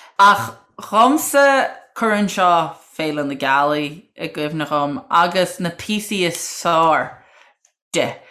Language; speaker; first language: Irish; native; Irish